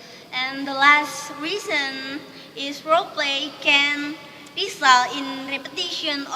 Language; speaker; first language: English; non-native, learner; Indonesian